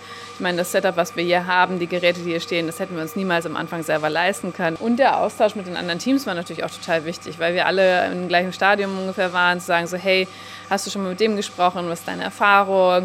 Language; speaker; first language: German; native; German